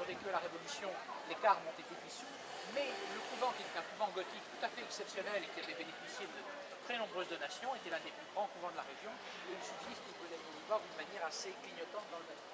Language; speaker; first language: French; native; French